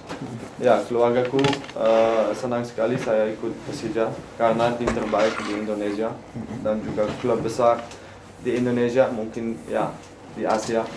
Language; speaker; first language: Indonesian; non-native, learner; Dutch